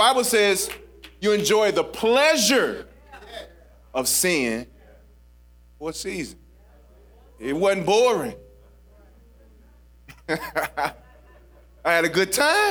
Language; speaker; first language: English; native; English